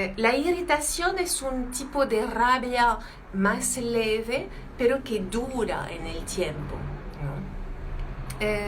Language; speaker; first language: Spanish; non-native, fluent; French